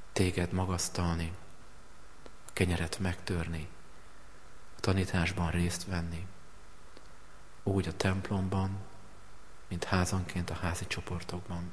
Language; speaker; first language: Hungarian; native; Hungarian